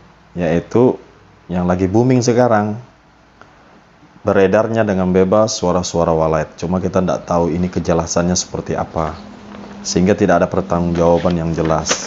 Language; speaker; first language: Indonesian; native; Indonesian